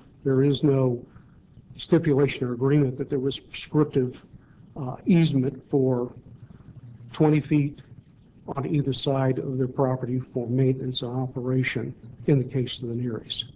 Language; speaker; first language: English; native; English